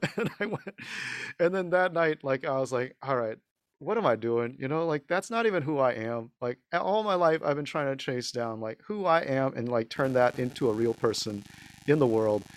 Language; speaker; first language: English; early bilingual, other home language; Chinese